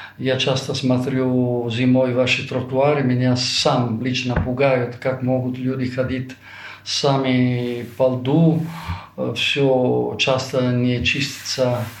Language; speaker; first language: Russian; non-native, fluent; Italian